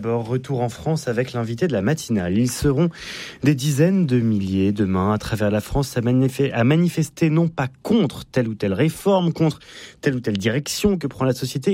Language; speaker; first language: French; native; French